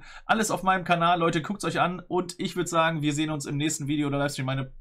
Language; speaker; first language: German; native; German